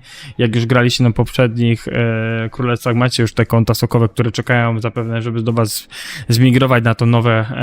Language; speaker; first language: Polish; native; Polish